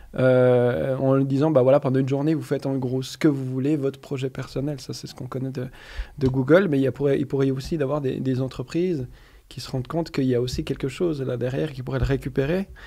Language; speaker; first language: French; native; French